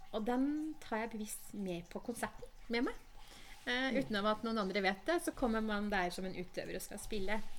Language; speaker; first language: Norwegian; early bilingual, other home language; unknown